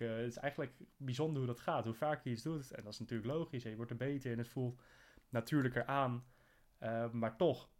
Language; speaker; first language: Dutch; native; Dutch